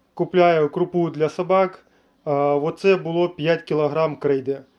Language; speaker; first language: Ukrainian; native; Ukrainian